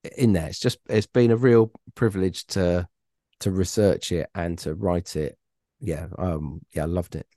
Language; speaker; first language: English; native; English